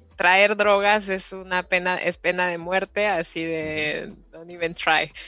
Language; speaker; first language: Spanish; native; Spanish